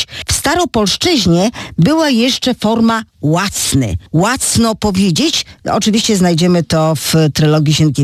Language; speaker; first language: Polish; native; Polish